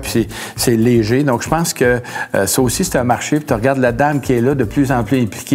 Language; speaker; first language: French; native; French